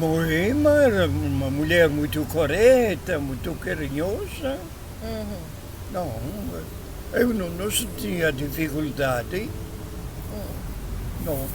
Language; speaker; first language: Portuguese; non-native, learner; Spanish